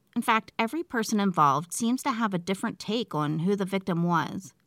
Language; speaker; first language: English; native; English